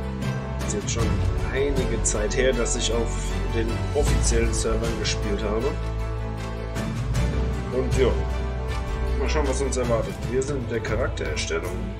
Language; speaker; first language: German; native; German